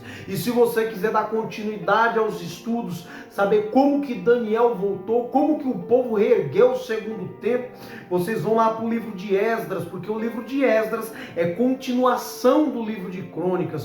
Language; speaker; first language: Portuguese; native; Portuguese